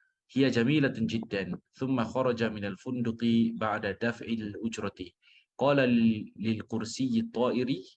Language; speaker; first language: Arabic; non-native, learner; Malay